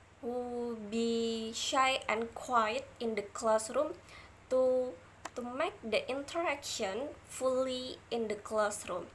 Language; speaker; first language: English; non-native, learner; Indonesian